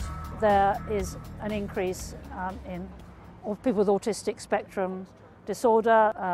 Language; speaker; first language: English; native; English